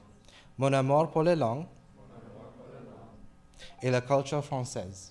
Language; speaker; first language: French; non-native, learner; English